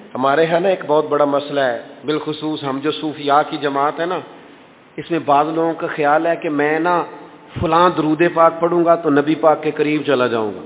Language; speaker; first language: Urdu; non-native, local second language; Punjabi